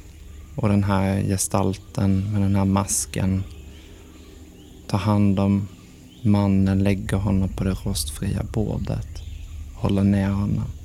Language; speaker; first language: Swedish; native; Swedish